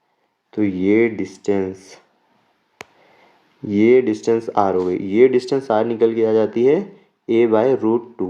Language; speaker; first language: Hindi; native; Hindi